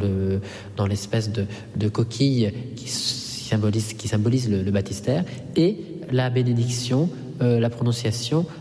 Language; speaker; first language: French; non-native, fluent; Italian